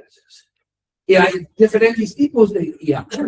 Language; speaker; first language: Spanish; non-native, learner; English